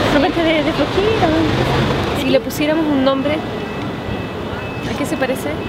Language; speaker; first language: Spanish; native; Spanish